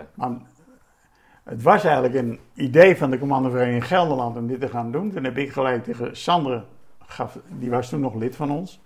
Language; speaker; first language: Dutch; native; Dutch